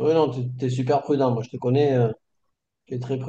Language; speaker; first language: French; native; French